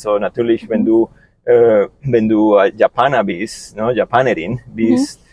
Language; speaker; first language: German; non-native, learner; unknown